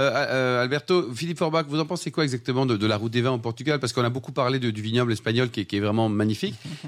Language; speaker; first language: French; native; French